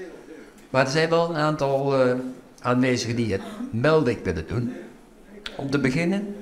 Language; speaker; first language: Dutch; native; Dutch